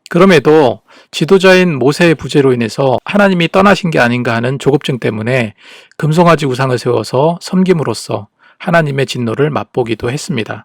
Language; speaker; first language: Korean; native; Korean